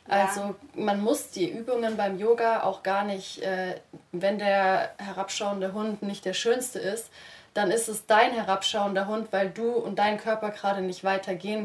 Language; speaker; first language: German; native; German